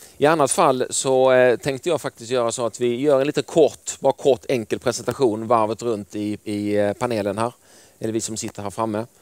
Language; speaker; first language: Swedish; native; Swedish